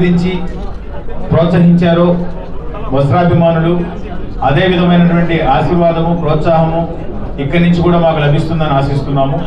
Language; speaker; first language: Telugu; native; Telugu